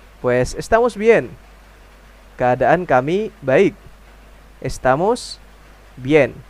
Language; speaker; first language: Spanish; non-native, fluent; Indonesian